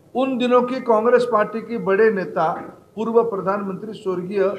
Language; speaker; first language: Hindi; non-native, local second language; Odia